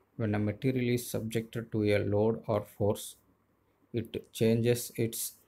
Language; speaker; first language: English; non-native, local second language; Tamil